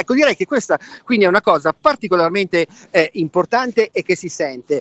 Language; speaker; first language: Italian; native; Italian